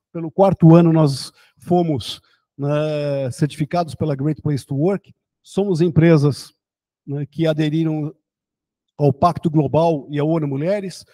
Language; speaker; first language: Portuguese; early bilingual, other home language; German